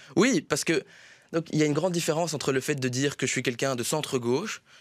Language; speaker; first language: French; native; French